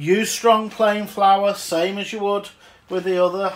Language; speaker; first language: English; native; English